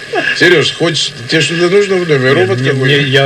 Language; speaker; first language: Russian; native; Russian